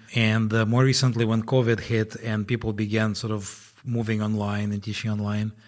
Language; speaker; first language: English; non-native, fluent; Ukrainian